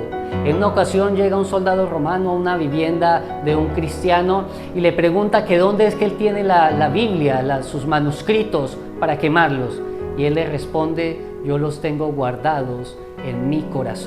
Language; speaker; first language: Spanish; native; Spanish